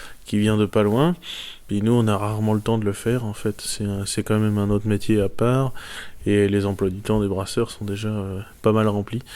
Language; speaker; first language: French; native; French